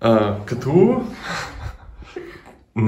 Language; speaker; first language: Albanian; non-native, learner; German